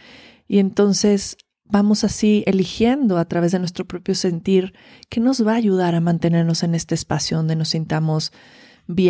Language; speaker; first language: Spanish; native; Spanish